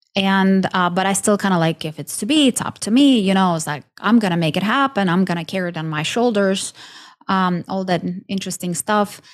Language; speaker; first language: English; non-native, fluent; Ukrainian